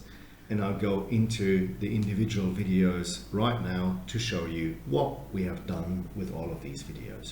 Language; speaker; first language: English; native; English